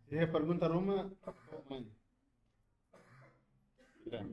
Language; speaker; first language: Indonesian; non-native, fluent; Tetum